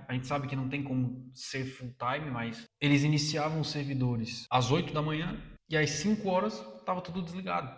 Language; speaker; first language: Portuguese; native; Portuguese